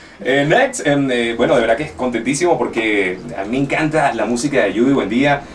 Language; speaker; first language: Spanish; native; Spanish